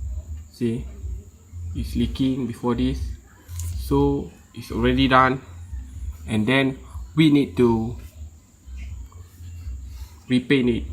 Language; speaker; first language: English; non-native, local second language; Malay